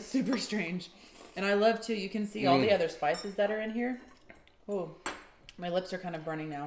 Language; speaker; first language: English; native; English